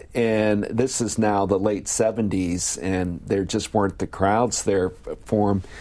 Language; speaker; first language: English; native; English